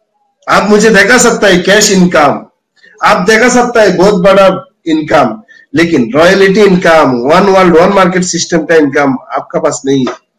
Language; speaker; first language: Hindi; non-native, fluent; Bangla